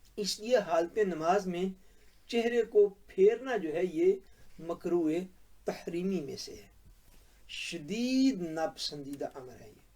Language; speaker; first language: Urdu; non-native, local second language; Punjabi